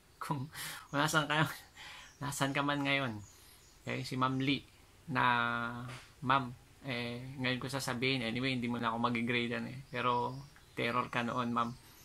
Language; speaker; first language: Filipino; non-native, local second language; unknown